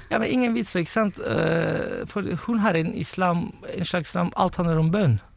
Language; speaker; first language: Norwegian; non-native, fluent; Turkish